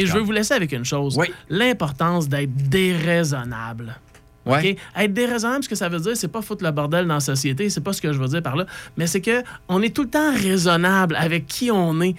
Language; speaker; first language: French; native; French